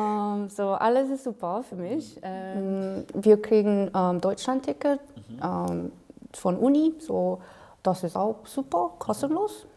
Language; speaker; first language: German; non-native, fluent; Korean